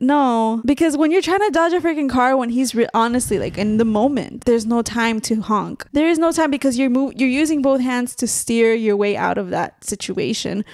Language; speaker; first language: English; early bilingual, other home language; Spanish